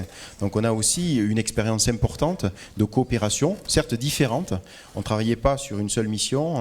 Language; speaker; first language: French; native; French